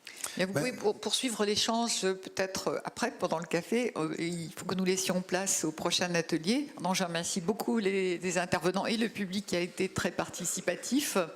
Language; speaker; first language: French; native; French